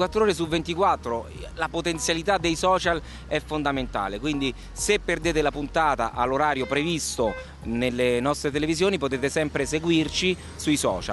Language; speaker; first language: Italian; native; Italian